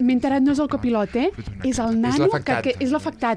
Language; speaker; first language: Catalan; native; Catalan